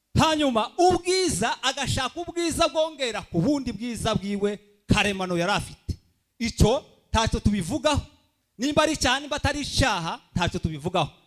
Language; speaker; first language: Kinyarwanda; early bilingual, heritage; Kinyarwanda